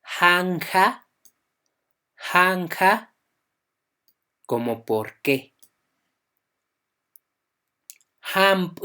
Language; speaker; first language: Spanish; non-native, local second language; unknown